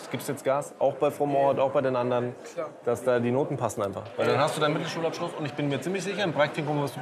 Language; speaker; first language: German; native; German